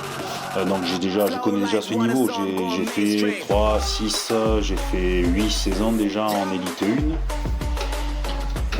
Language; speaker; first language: French; native; French